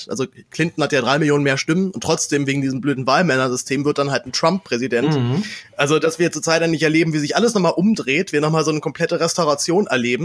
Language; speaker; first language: German; native; German